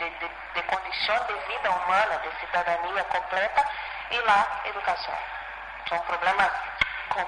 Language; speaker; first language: Spanish; non-native, fluent; Portuguese